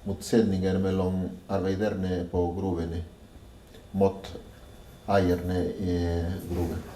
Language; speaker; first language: Norwegian; non-native, learner; Spanish